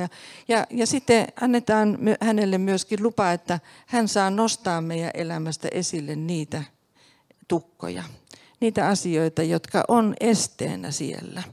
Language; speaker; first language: Finnish; native; Finnish